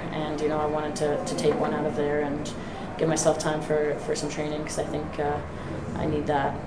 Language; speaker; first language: English; native; English